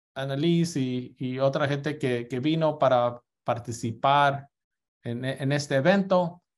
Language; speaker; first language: Spanish; early bilingual, heritage; Spanish